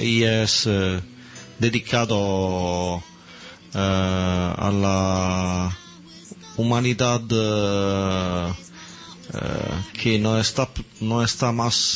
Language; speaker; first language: Spanish; non-native, learner; Italian